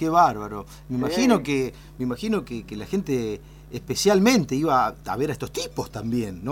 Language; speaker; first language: Spanish; native; Spanish